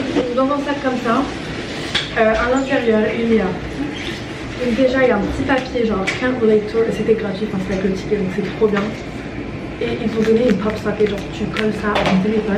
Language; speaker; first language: French; native; French